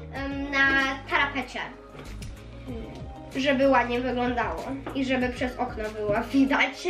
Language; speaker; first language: Polish; early bilingual, heritage; Polish